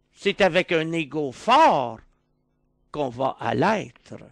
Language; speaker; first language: French; native; French